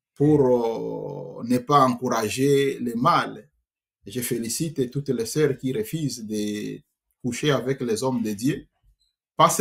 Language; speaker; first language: French; non-native, local second language; Swahili